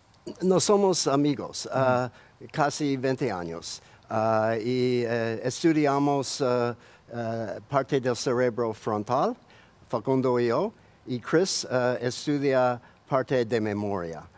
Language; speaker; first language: Spanish; non-native, learner; English